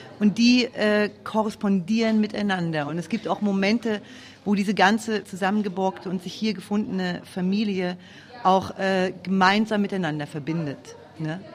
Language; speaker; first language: German; native; German